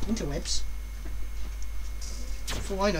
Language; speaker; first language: English; native; English